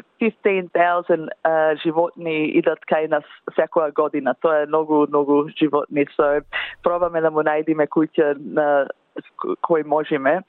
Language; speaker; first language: Macedonian; early bilingual, heritage; English